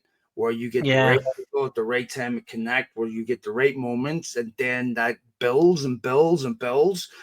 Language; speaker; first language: English; native; English